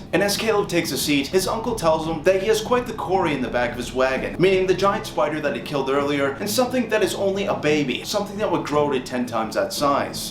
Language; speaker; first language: English; native; English